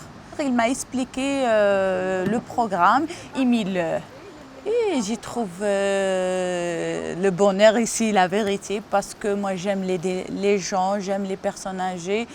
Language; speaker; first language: French; non-native, learner; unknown